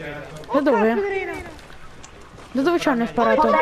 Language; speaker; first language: Italian; native; Italian